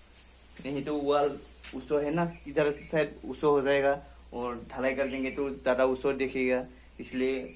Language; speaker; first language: Hindi; non-native, local second language; Assamese